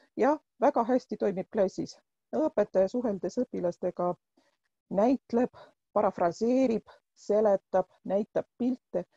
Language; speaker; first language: Estonian; non-native, local second language; Russian